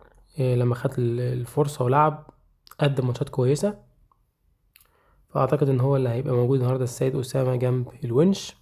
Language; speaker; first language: Arabic; native; Arabic